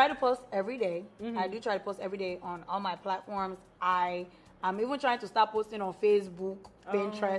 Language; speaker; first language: English; non-native, local second language; Yoruba